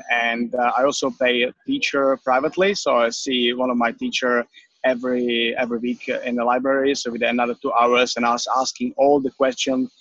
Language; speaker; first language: English; non-native, fluent; Czech